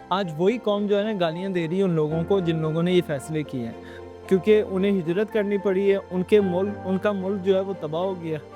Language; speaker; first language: Urdu; early bilingual, heritage; Urdu